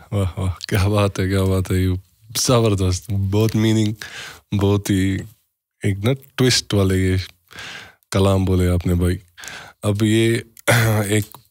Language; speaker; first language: Hindi; non-native, local second language; Kashmiri